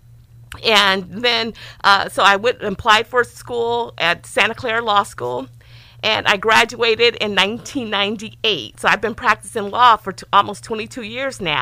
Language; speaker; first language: English; native; English